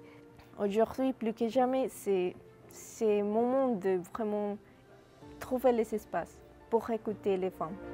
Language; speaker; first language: French; non-native, fluent; Spanish